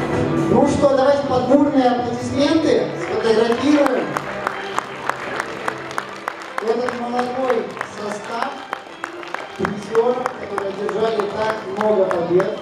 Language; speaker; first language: Russian; native; Russian